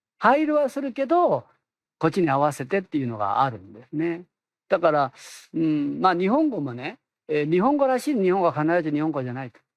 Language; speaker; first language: Japanese; non-native, fluent; Korean